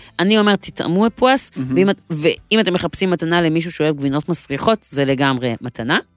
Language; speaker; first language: Hebrew; native; Hebrew